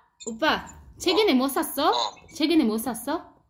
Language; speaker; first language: Korean; non-native, fluent; Uzbek